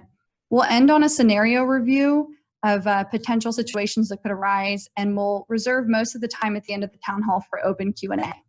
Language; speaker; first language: English; native; English